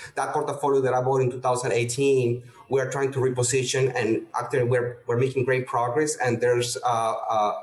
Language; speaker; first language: English; non-native, fluent; Spanish